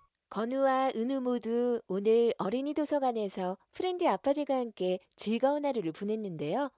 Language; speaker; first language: Korean; native; Korean